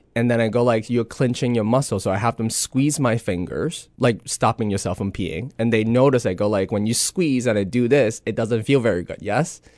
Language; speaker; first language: English; non-native, local second language; Cantonese